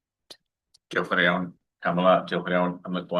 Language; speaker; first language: Welsh; non-native, learner; English